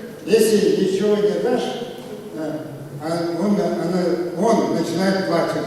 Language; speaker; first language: Russian; non-native, local second language; Kazakh